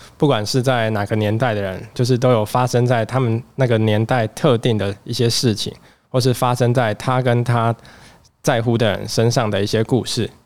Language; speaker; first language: Chinese; native; Chinese